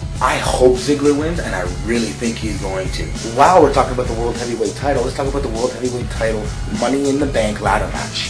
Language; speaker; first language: English; native; English